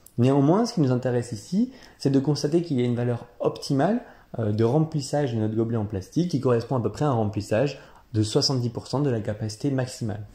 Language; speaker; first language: French; native; French